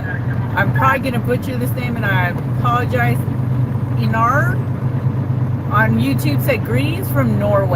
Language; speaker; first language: English; native; English